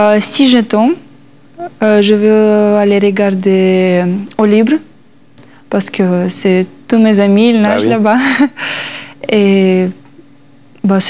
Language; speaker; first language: French; non-native, learner; Russian